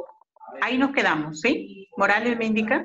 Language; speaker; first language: Spanish; native; Spanish